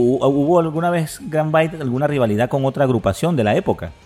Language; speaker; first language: Spanish; native; Spanish